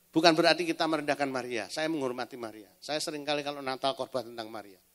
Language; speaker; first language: Indonesian; native; Indonesian